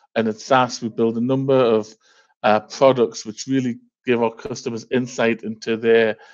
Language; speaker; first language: English; native; English